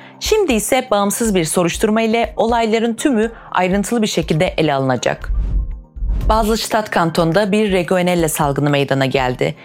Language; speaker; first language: Turkish; early bilingual, heritage; Turkish